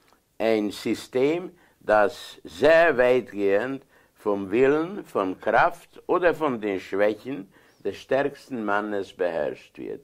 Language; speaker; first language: German; non-native, fluent; Hungarian